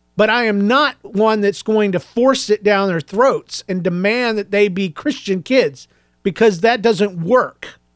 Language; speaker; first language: English; native; English